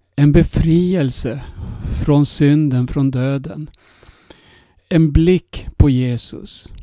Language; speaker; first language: Spanish; non-native, fluent; Swedish